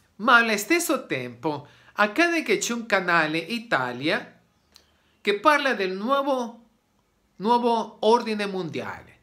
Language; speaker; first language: Italian; non-native, fluent; Spanish